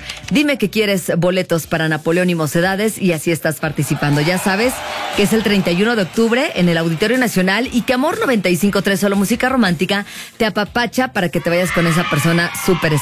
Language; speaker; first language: Spanish; native; Spanish